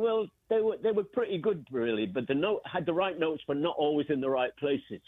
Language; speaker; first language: English; native; English